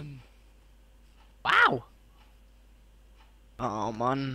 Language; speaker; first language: German; native; German